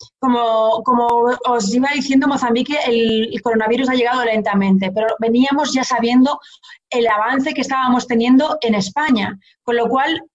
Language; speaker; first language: Spanish; early bilingual, heritage; Portuguese